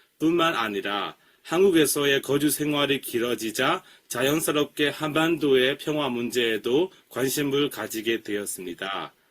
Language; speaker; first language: Korean; non-native, fluent; Burmese